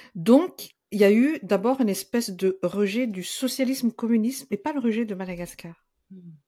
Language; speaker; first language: French; non-native, local second language; Malagasy